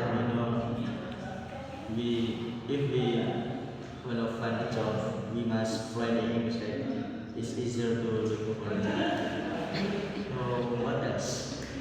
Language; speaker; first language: English; non-native, learner; Indonesian